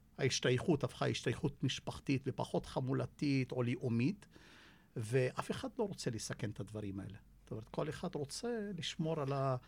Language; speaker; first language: Hebrew; non-native, local second language; Arabic